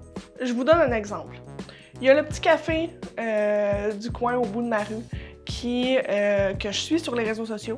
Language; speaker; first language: French; native; French